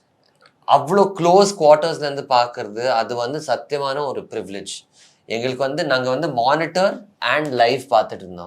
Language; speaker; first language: Tamil; non-native, fluent; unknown